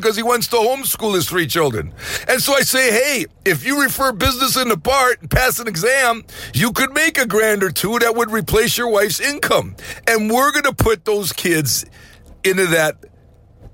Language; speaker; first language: English; native; English